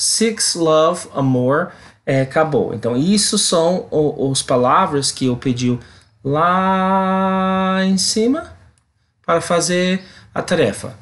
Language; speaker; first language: Portuguese; non-native, learner; English